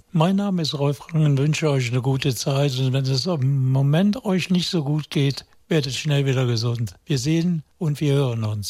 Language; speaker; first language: German; native; German